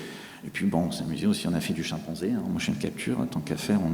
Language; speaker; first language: French; native; French